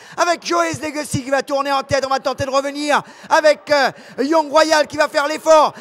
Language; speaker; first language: French; non-native, local second language; Morisyen